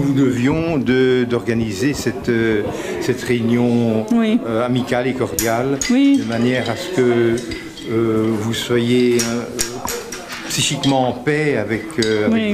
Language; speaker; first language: French; native; French